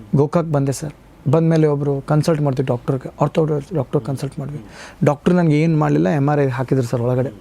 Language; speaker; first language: Kannada; native; Kannada